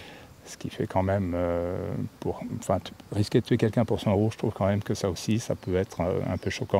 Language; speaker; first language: French; native; French